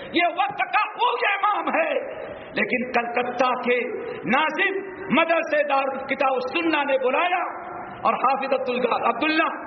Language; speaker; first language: Urdu; native; Urdu